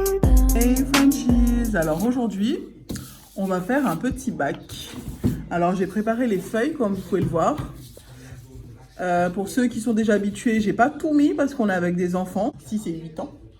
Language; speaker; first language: French; native; French